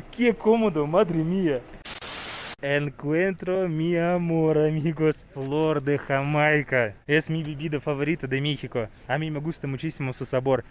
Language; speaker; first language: Spanish; non-native, learner; Russian